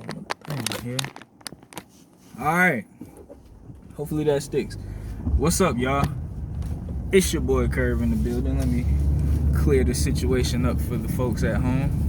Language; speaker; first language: English; native; English